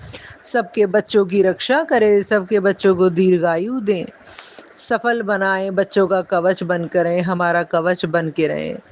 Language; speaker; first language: Hindi; native; Hindi